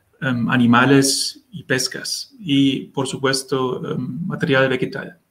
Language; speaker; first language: Spanish; non-native, learner; German